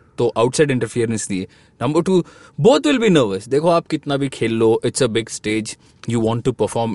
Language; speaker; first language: Hindi; native; Hindi